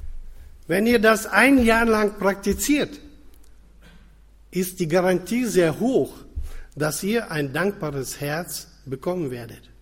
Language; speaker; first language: German; non-native, fluent; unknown